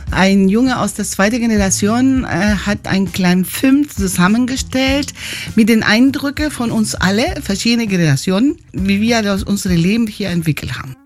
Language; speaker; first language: German; non-native, fluent; Spanish